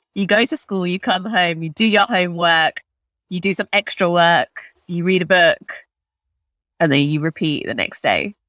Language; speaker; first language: English; native; English